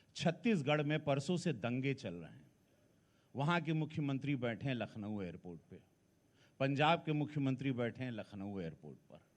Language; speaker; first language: Hindi; native; Hindi